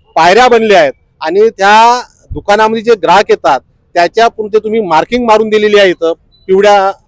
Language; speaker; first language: Marathi; native; Marathi